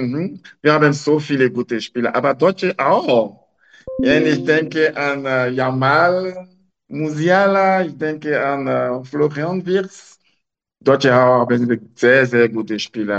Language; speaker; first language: German; non-native, learner; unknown